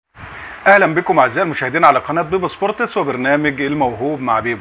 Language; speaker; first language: Arabic; native; Arabic